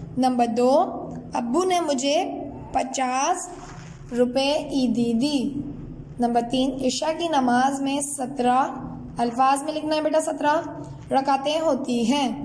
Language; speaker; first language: Urdu; native; Urdu